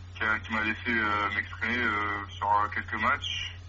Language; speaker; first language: French; native; French